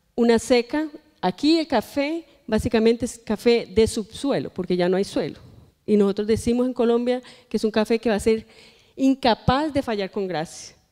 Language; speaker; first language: Spanish; native; Spanish